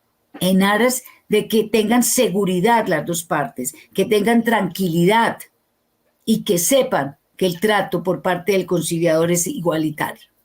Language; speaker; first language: Spanish; native; Spanish